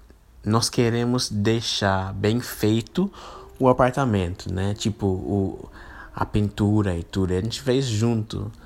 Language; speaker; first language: Portuguese; non-native, fluent; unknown